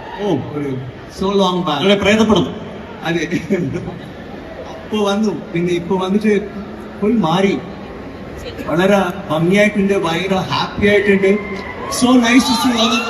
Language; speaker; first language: Malayalam; non-native, learner; Tamil